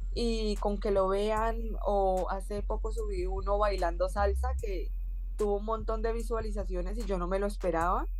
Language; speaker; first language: Spanish; native; Spanish